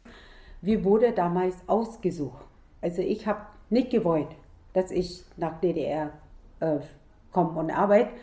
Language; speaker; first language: German; non-native, fluent; Vietnamese